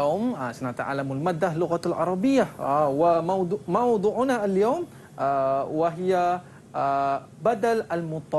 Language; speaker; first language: Arabic; non-native, fluent; Malay